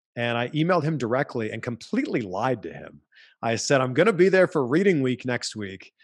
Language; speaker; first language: English; native; English